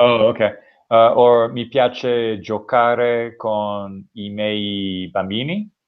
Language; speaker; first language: Italian; non-native, learner; English